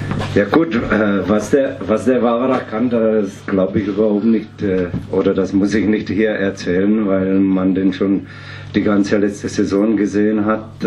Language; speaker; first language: German; non-native, fluent; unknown